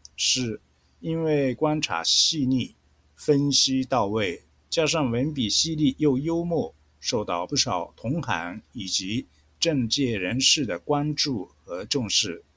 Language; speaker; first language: Chinese; non-native, fluent; Japanese